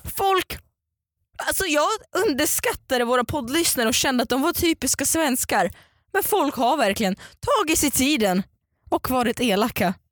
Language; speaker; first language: Swedish; early bilingual, other home language; Russian